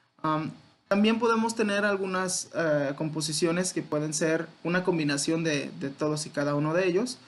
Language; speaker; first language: Spanish; native; Spanish